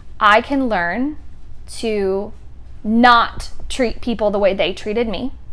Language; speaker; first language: English; native; English